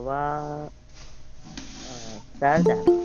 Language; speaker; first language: Persian; non-native, learner; Urdu